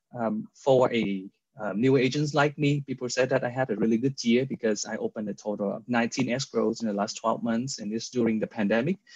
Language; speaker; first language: English; non-native, fluent; Vietnamese